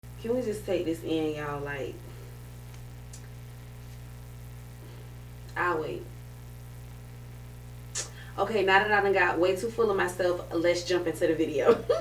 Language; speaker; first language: English; native; English